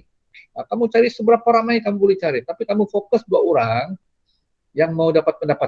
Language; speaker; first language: Indonesian; non-native, local second language; Malay